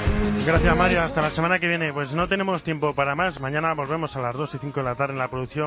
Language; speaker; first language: Spanish; native; Spanish